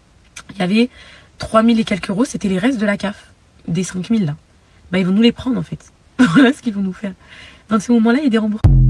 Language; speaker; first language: French; native; French